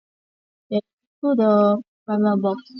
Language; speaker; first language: English; non-native, learner; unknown